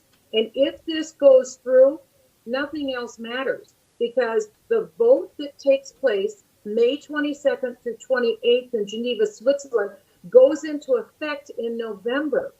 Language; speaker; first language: English; native; English